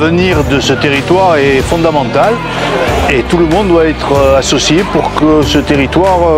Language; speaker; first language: French; native; French